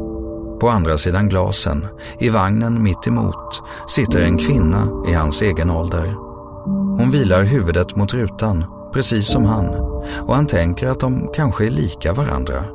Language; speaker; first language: Swedish; native; Swedish